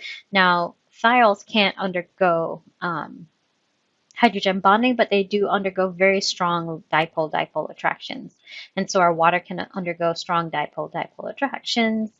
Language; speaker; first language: English; native; English